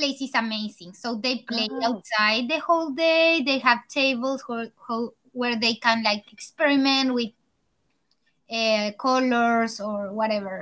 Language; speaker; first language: English; non-native, fluent; Spanish